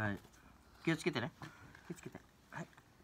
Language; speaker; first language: Japanese; non-native, learner; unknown